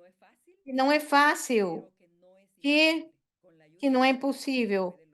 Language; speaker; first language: Portuguese; non-native, fluent; Spanish